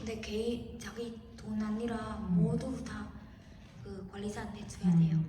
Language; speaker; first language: Korean; non-native, fluent; Vietnamese